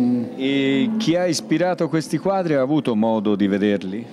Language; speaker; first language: Italian; native; Italian